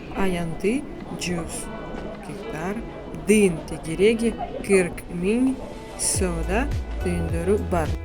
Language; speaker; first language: Kyrgyz; non-native, learner; Russian